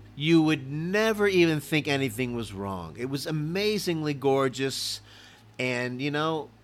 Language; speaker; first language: English; native; English